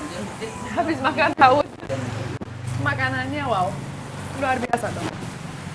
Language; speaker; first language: Indonesian; non-native, fluent; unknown